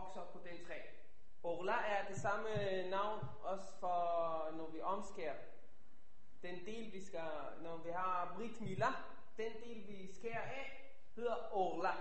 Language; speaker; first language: Danish; non-native, fluent; Hebrew